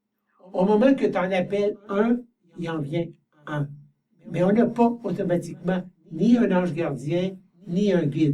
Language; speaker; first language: French; native; French